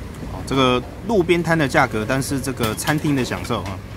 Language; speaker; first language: Chinese; native; Chinese